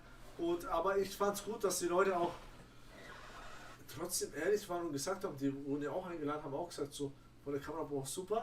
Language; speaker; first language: German; native; German